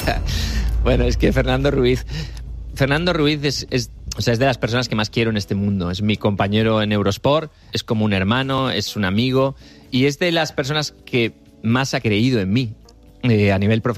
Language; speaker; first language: Spanish; native; Spanish